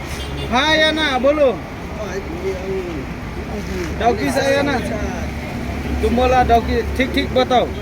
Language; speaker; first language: Hindi; non-native, local second language; Khasi